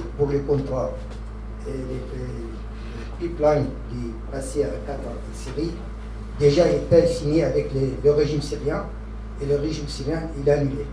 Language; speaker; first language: French; non-native, learner; Arabic